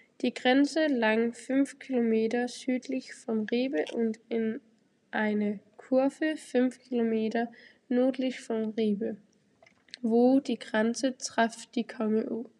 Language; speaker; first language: German; non-native, learner; Danish